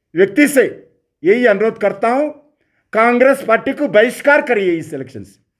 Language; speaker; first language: Hindi; non-native, local second language; Telugu